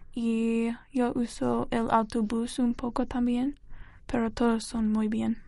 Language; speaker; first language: Spanish; non-native, learner; English